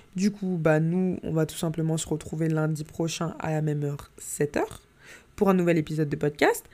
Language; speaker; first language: French; native; French